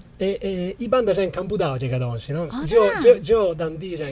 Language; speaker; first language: Chinese; non-native, learner; Italian